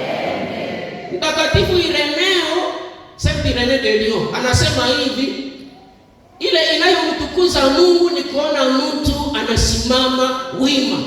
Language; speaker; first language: Swahili; non-native, local second language; Nande